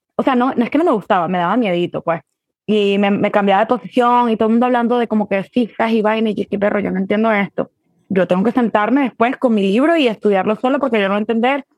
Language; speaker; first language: Spanish; early bilingual, heritage; Spanish